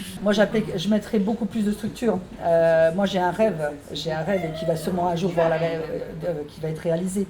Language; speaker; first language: French; native; French